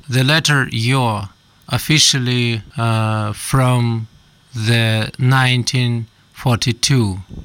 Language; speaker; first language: English; non-native, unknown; Russian